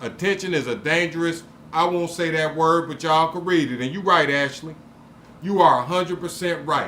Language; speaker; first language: English; native; English